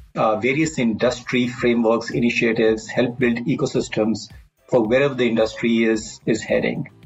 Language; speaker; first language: English; non-native, local second language; Hindi